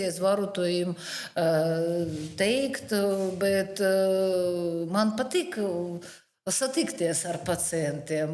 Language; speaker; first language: Latvian; non-native, learner; Russian